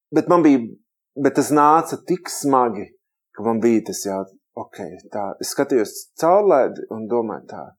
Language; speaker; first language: Latvian; native; Latvian